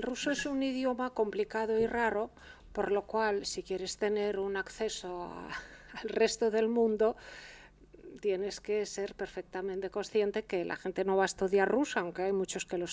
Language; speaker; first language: Spanish; early bilingual, heritage; Spanish